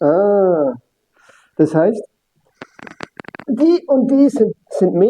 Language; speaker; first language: German; native; German